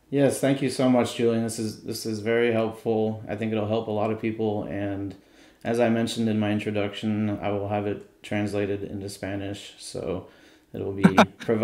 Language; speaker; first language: English; native; English